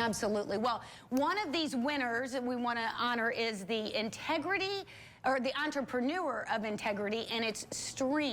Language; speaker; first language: English; native; English